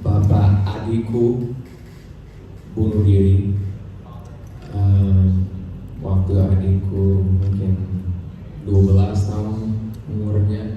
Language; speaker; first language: Indonesian; non-native, fluent; English